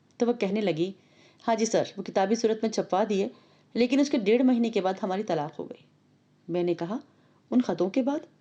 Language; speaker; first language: Urdu; non-native, local second language; Punjabi